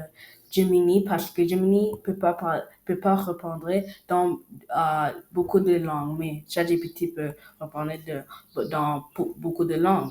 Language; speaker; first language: French; non-native, learner; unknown